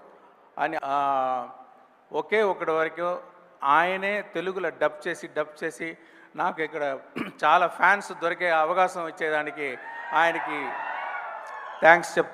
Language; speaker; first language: Telugu; non-native, fluent; Tamil